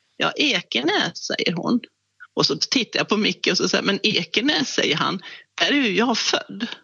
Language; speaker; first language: Swedish; native; Swedish